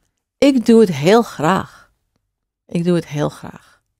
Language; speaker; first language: Dutch; non-native, fluent; English